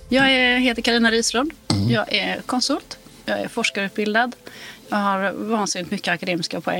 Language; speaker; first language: Swedish; native; Swedish